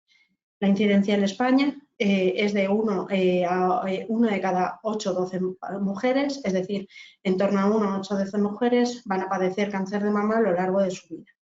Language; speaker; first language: Spanish; native; Spanish